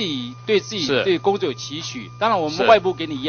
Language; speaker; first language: Chinese; native; Chinese